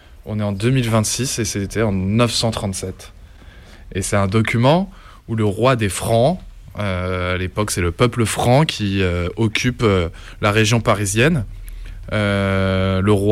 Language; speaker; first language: French; native; French